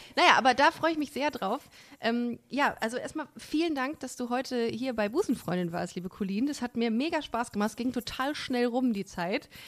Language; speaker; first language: German; native; German